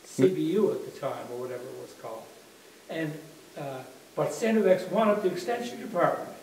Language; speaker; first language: English; native; English